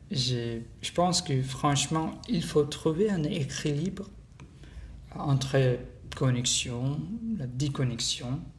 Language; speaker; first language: French; non-native, learner; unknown